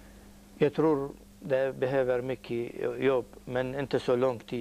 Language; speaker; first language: Swedish; non-native, learner; Arabic